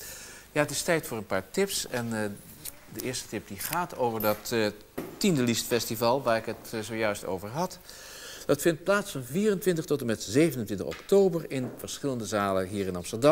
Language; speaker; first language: Dutch; native; Dutch